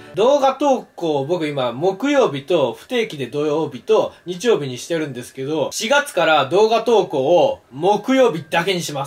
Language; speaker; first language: Japanese; native; Japanese